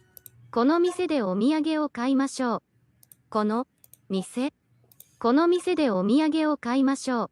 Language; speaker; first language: Japanese; non-native, learner; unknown